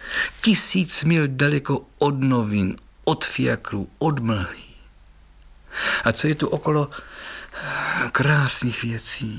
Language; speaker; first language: Czech; native; Czech